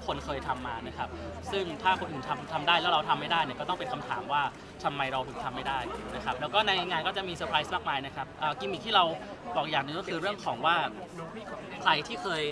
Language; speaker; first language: Thai; native; Thai